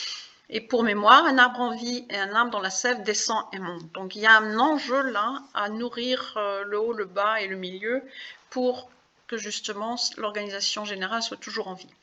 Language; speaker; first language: French; native; French